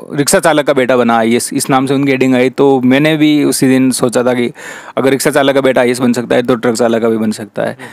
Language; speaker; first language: Hindi; native; Hindi